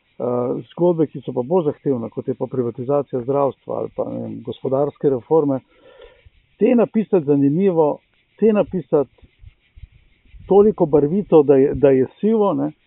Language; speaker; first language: Slovenian; native; Slovenian